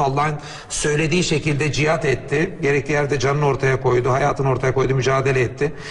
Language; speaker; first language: Turkish; native; Turkish